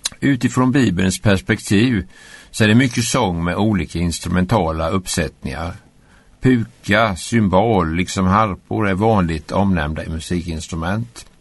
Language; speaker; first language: Swedish; native; Swedish